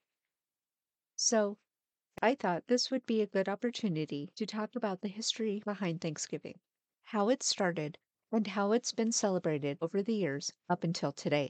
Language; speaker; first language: English; native; English